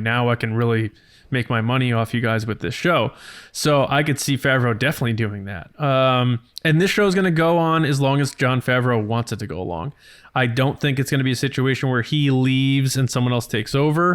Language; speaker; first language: English; native; English